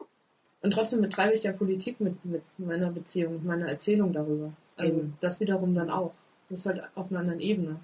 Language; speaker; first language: German; native; German